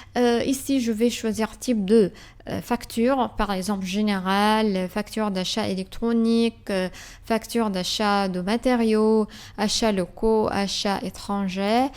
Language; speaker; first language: French; non-native, fluent; Arabic